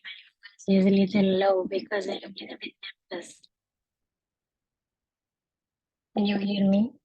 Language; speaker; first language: English; non-native, learner; Indonesian